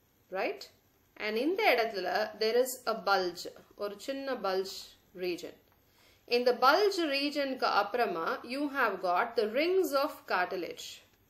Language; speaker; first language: English; non-native, local second language; Tamil